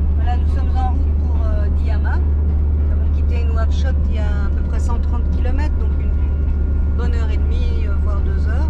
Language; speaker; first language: French; native; French